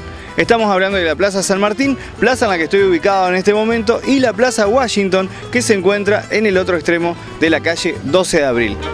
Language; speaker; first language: Spanish; native; Spanish